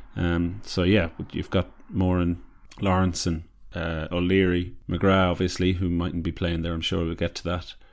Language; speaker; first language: English; native; English